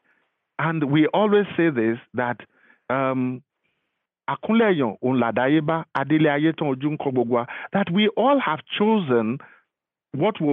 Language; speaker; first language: English; non-native, local second language; Yoruba